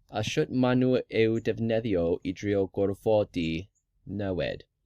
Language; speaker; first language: Welsh; non-native, learner; English